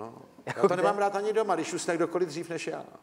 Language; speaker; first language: Czech; native; Czech